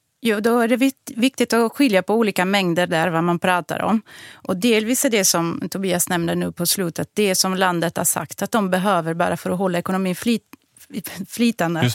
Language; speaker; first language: Swedish; non-native, fluent; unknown